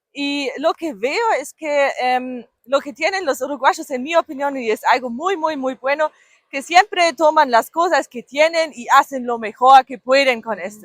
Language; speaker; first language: Spanish; non-native, fluent; German